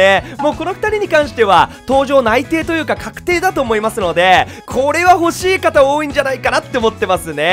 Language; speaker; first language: Japanese; native; Japanese